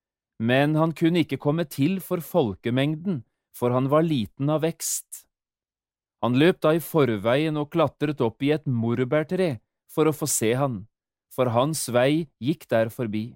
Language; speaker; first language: Norwegian; native; Norwegian